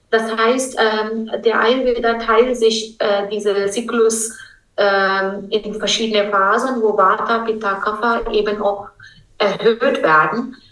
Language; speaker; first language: German; non-native, fluent; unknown